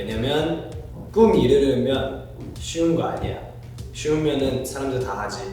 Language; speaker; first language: Korean; non-native, fluent; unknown